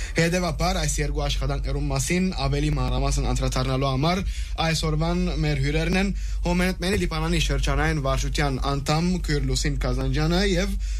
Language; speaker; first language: Armenian; native; Armenian